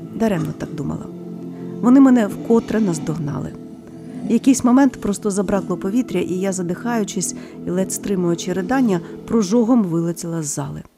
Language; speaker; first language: Ukrainian; native; Ukrainian